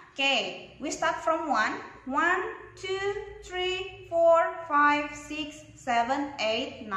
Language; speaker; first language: English; non-native, local second language; Indonesian